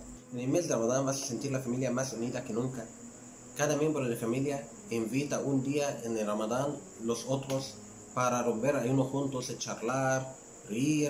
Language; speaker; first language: Spanish; non-native, learner; Arabic